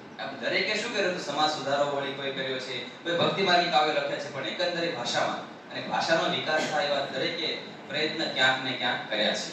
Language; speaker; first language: Gujarati; native; Gujarati